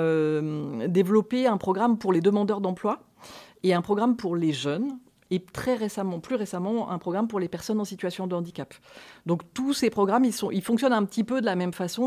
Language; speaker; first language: French; native; French